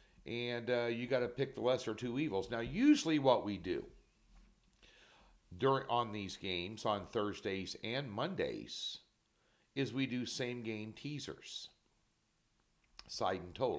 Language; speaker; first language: English; native; English